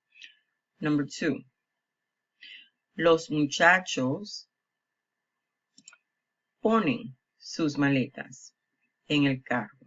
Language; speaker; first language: Spanish; non-native, fluent; English